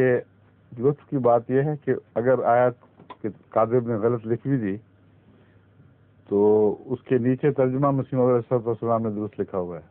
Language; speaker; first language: Urdu; native; Urdu